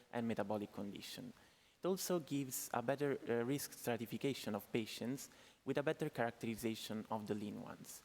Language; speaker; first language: English; non-native, fluent; Italian